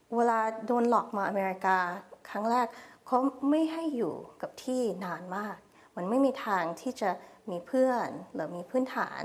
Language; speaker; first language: Thai; early bilingual, heritage; Thai